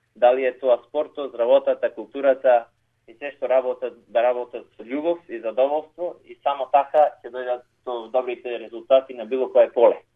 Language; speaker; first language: Macedonian; native; Macedonian